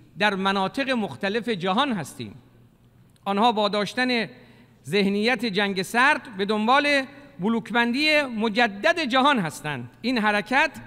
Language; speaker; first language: Persian; native; Persian